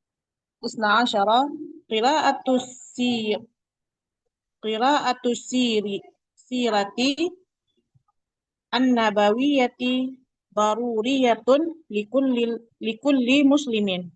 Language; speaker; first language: Arabic; non-native, learner; Indonesian